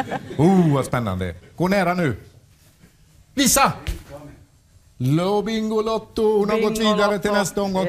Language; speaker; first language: Swedish; native; Swedish